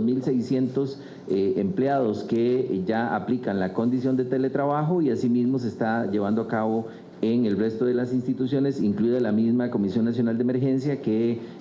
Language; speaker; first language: Spanish; native; Spanish